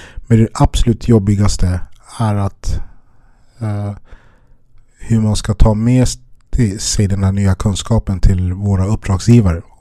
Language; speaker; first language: Swedish; early bilingual, other home language; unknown